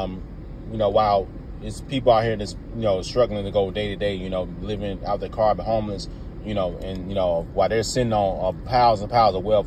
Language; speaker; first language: English; native; English